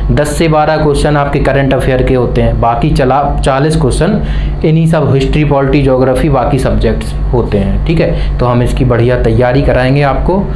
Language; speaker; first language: Hindi; native; Hindi